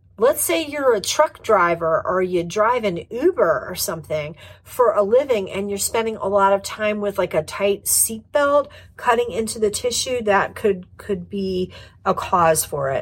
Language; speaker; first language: English; native; English